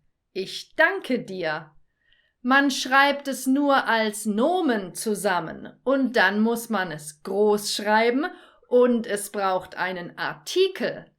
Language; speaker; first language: German; native; German